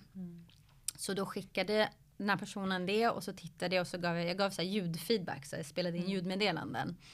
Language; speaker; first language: Swedish; early bilingual, other home language; Arabic